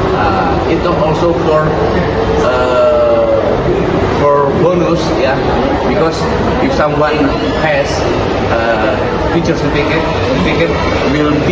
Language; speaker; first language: English; non-native, learner; Indonesian